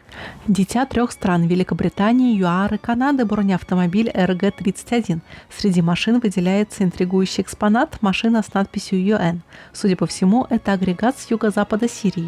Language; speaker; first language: Russian; native; Russian